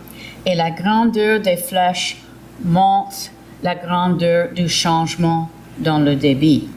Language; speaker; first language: French; early bilingual, heritage; English